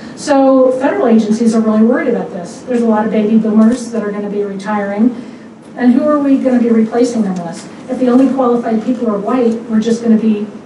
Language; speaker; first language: English; native; English